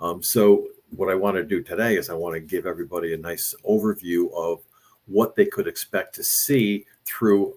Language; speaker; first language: English; native; English